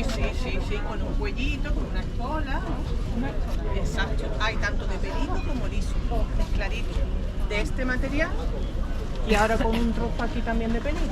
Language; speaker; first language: Spanish; native; Spanish